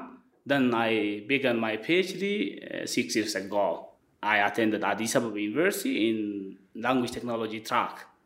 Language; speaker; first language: English; non-native, fluent; Wolaytta